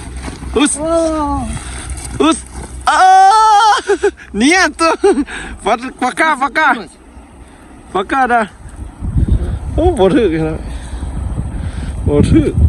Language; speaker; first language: Russian; non-native, learner; Lao